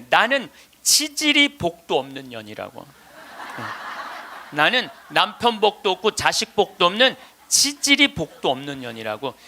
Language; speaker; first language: Korean; native; Korean